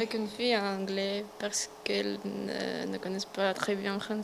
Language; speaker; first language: French; non-native, learner; Ukrainian